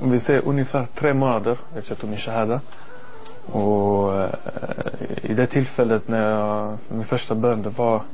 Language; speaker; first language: Swedish; non-native, learner; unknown